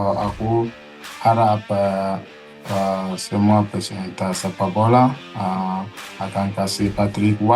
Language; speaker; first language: Indonesian; non-native, fluent; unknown